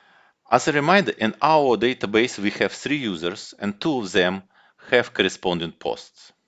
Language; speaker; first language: English; non-native, fluent; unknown